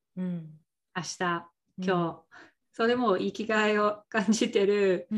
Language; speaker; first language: Japanese; non-native, fluent; English